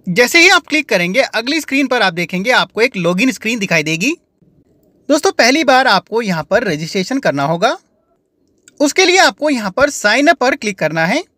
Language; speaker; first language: Hindi; native; Hindi